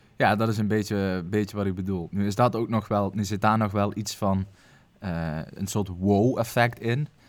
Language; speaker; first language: Dutch; native; Dutch